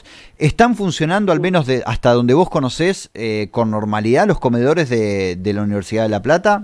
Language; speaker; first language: Spanish; native; Spanish